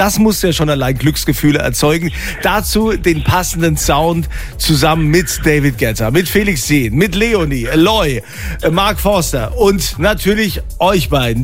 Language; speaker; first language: German; native; German